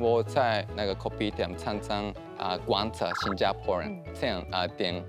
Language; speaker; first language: Chinese; non-native, fluent; Japanese